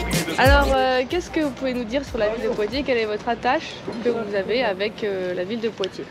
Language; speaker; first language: French; native; French